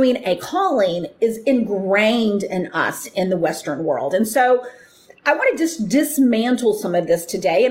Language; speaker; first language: English; native; English